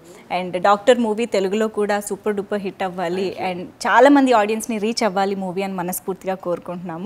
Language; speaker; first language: Telugu; native; Telugu